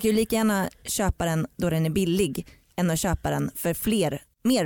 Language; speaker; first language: Swedish; native; Swedish